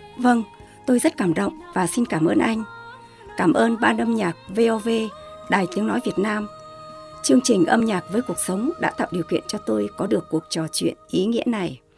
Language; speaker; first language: Vietnamese; non-native, local second language; Tày